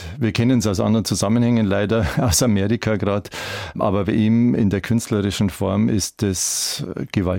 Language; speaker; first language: German; native; German